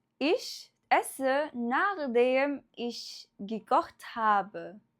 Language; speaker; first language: German; non-native, fluent; Arabic